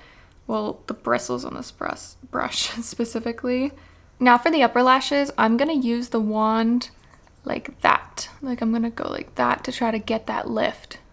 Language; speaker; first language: English; native; English